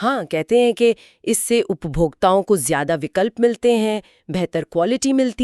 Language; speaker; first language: Hindi; native; Hindi